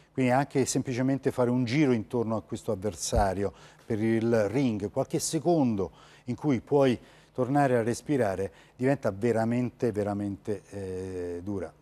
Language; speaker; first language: Italian; native; Italian